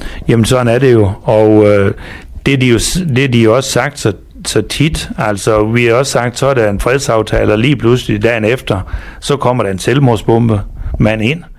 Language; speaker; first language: Danish; native; Danish